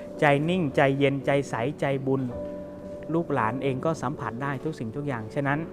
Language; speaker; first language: Thai; native; Thai